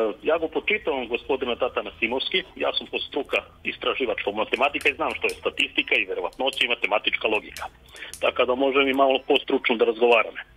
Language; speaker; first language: Macedonian; early bilingual, heritage; Macedonian